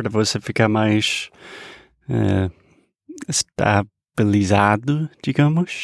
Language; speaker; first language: Portuguese; non-native, fluent; English